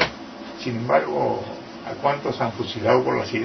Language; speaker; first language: Spanish; native; Spanish